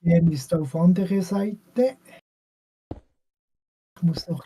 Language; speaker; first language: German; non-native, fluent; French